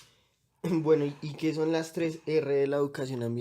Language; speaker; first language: Spanish; native; Spanish